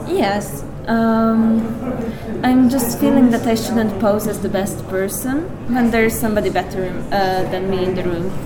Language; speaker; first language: English; non-native, fluent; Hungarian